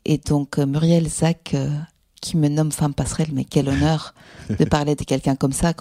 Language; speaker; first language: French; non-native, fluent; Greek